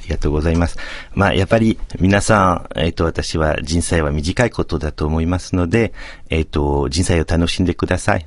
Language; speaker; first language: Japanese; non-native, fluent; French